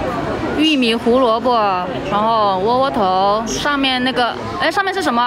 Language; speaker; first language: Chinese; native; Chinese